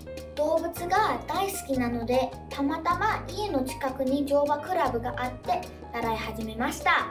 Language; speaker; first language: Japanese; early bilingual, other home language; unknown